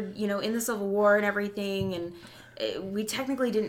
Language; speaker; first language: English; native; English